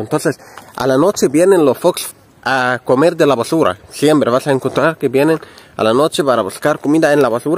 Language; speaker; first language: Spanish; non-native, fluent; Arabic